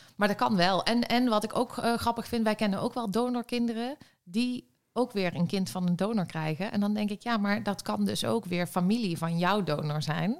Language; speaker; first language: Dutch; native; Dutch